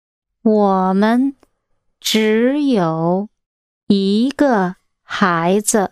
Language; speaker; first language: Chinese; non-native, learner; English